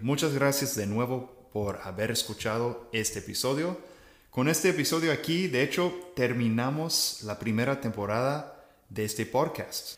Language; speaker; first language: Spanish; non-native, fluent; English